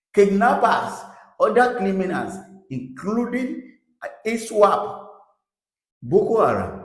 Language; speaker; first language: English; non-native, local second language; Yoruba